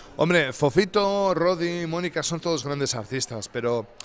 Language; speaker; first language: Spanish; native; Spanish